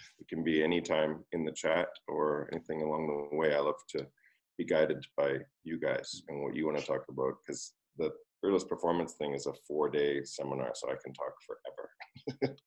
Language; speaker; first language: English; native; English